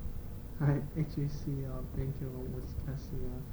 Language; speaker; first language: Japanese; non-native, learner; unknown